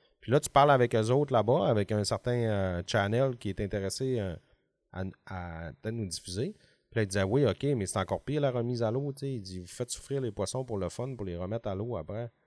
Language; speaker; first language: French; native; French